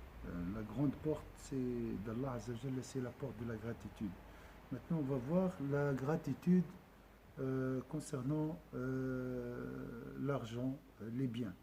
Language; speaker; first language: French; non-native, local second language; Arabic